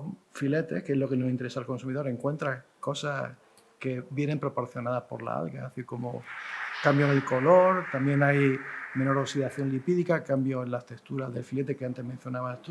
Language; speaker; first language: Spanish; native; Spanish